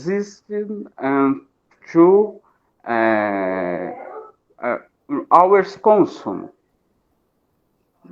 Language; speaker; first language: English; non-native, learner; Portuguese